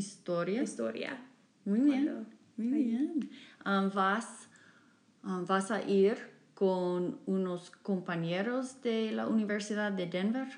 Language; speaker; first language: Spanish; non-native, fluent; English